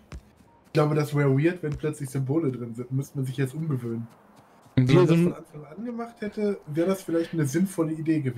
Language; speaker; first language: German; native; German